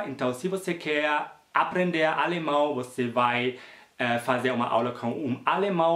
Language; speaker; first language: Portuguese; non-native, fluent; German